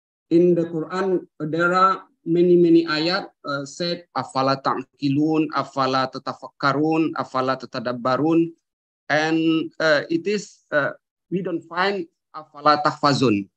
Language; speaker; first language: English; non-native, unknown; Indonesian